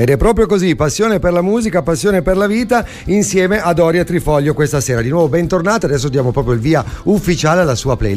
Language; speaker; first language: Italian; native; Italian